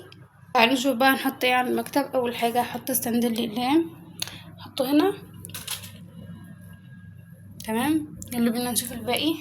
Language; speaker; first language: Arabic; native; Arabic